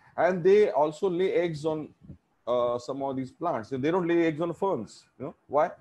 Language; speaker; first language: English; non-native, local second language; Marathi